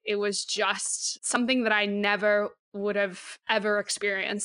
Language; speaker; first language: English; native; English